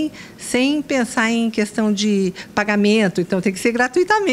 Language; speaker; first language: Portuguese; native; Portuguese